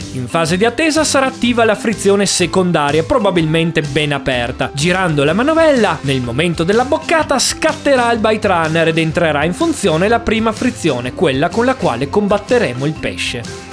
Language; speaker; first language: Italian; native; Italian